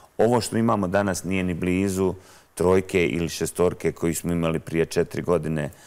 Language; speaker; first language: Croatian; native; Croatian